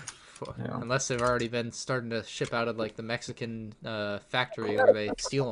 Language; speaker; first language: English; native; English